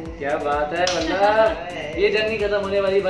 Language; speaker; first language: Hindi; non-native, local second language; Punjabi